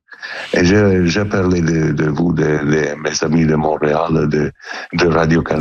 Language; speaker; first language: French; non-native, fluent; Italian